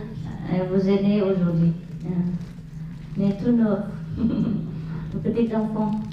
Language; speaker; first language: French; non-native, learner; Vietnamese